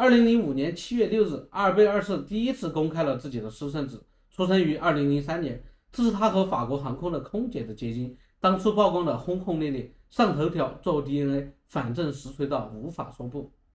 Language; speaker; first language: Chinese; native; Chinese